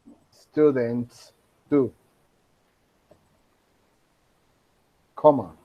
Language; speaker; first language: English; non-native, fluent; Spanish